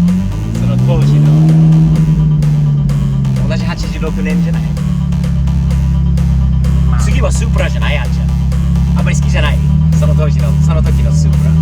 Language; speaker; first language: Japanese; non-native, fluent; English